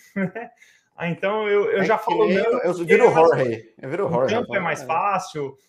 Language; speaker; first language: Portuguese; early bilingual, heritage; English